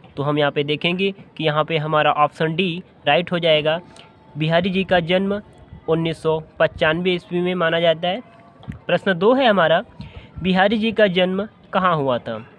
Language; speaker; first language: Hindi; native; Hindi